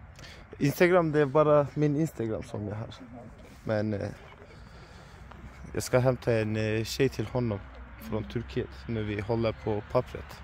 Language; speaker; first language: Swedish; non-native, learner; Turkish